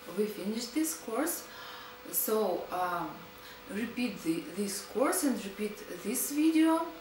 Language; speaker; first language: English; non-native, fluent; Russian